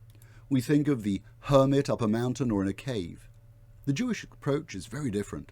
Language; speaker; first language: English; native; English